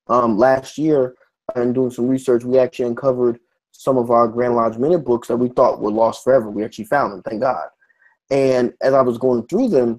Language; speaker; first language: English; native; English